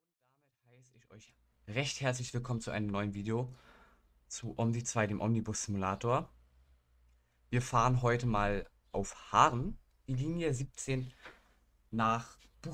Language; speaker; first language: German; native; German